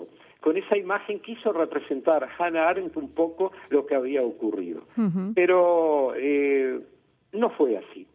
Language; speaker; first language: Spanish; native; Spanish